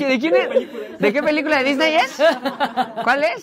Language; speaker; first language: Spanish; native; Spanish